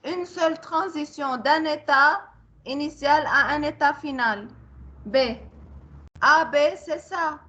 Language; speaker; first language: French; non-native, local second language; Arabic